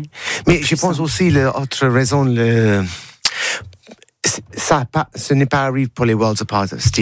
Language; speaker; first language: French; non-native, learner; English